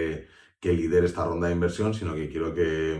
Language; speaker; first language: Spanish; native; Spanish